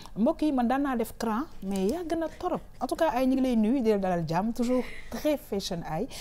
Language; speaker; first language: Wolof; native; Wolof